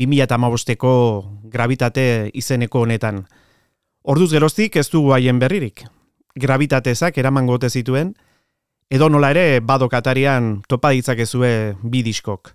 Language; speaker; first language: Basque; native; Basque